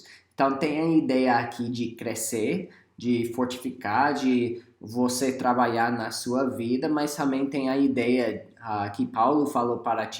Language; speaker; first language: Portuguese; non-native, fluent; English